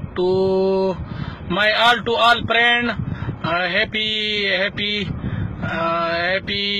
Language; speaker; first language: English; non-native, learner; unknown